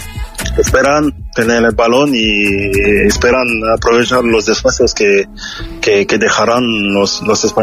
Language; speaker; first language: Spanish; non-native, fluent; French